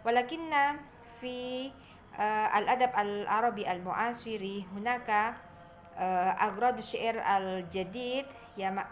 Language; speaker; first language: Arabic; non-native, fluent; Indonesian